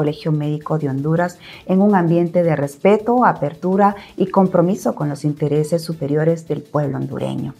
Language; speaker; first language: Spanish; native; Spanish